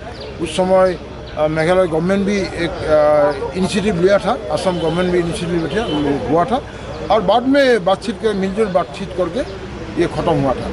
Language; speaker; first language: Hindi; non-native, local second language; Assamese